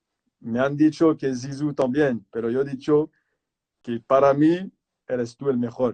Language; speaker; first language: Spanish; non-native, learner; French